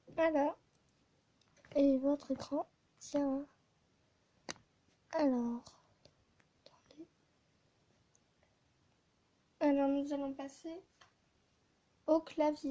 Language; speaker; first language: French; native; French